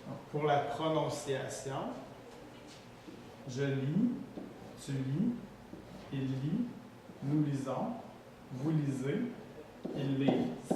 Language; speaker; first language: French; native; French